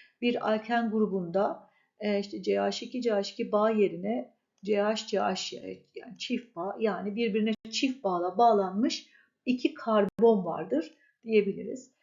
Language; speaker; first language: Turkish; native; Turkish